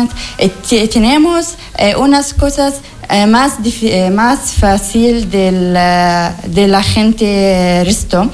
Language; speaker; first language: Spanish; non-native, learner; Arabic